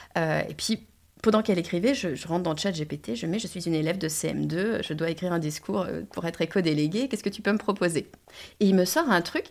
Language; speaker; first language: French; native; French